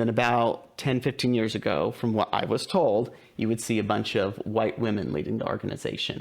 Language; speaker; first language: English; native; English